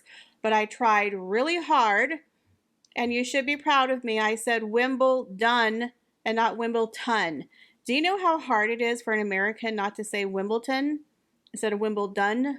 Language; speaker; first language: English; native; English